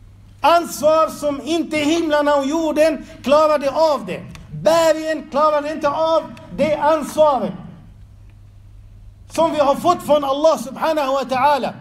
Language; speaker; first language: Swedish; non-native, fluent; Arabic